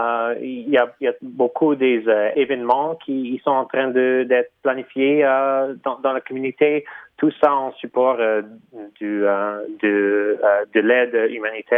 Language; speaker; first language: French; early bilingual, heritage; Ukrainian